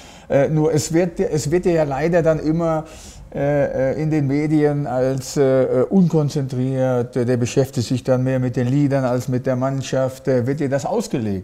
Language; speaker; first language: German; native; German